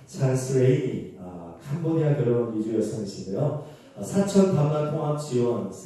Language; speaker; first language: Korean; native; Korean